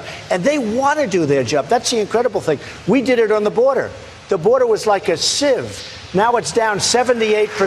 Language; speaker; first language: English; native; English